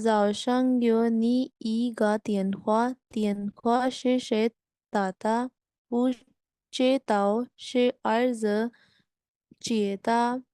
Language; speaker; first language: Chinese; non-native, learner; Urdu